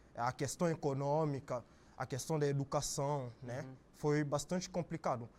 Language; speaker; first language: Portuguese; non-native, fluent; Lingala